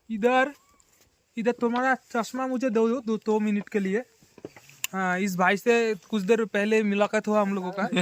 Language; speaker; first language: Hindi; non-native, local second language; Bangla